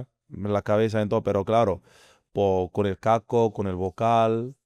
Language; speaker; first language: Spanish; non-native, fluent; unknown